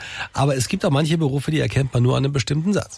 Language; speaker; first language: German; native; German